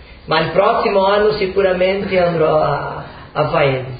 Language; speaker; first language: Italian; non-native, fluent; Portuguese